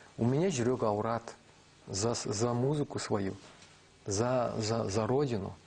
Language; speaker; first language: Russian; non-native, local second language; Kazakh